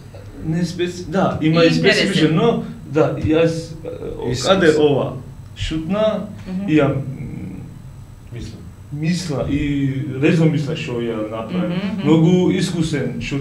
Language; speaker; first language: Macedonian; non-native, learner; Georgian